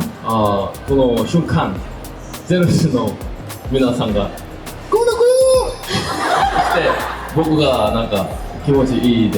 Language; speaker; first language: Japanese; non-native, learner; Korean